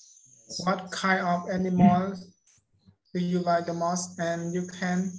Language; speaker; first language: English; non-native, learner; Khmer